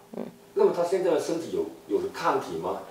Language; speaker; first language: Chinese; native; Chinese